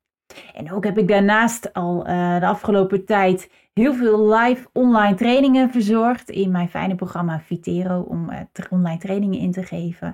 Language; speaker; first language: Dutch; native; Dutch